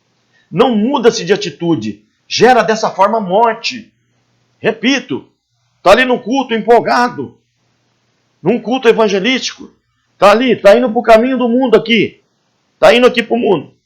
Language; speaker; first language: Portuguese; native; Portuguese